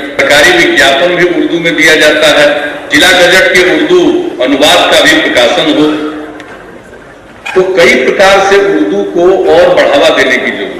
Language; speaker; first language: Hindi; native; Hindi